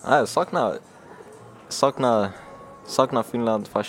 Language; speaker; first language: Swedish; early bilingual, other home language; Finnish